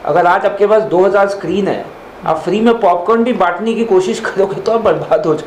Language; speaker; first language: Hindi; native; Hindi